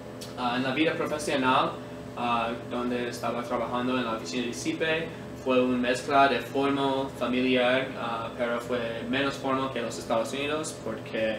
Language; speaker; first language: Spanish; non-native, learner; English